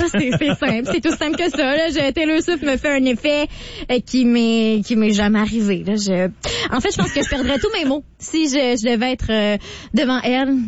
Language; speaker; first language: French; native; French